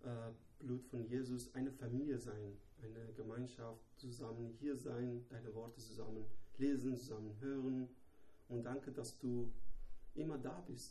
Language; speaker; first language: German; non-native, learner; Persian